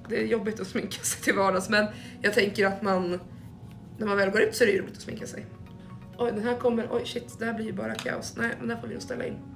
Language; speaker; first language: Swedish; native; Swedish